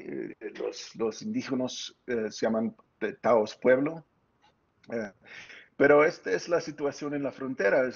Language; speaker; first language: Spanish; early bilingual, heritage; Spanish